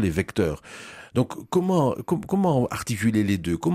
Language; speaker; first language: French; native; French